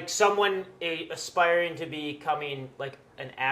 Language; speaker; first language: English; native; English